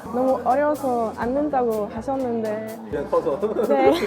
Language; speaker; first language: Korean; non-native, learner; German